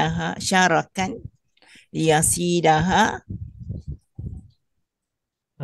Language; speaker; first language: Arabic; non-native, learner; Malay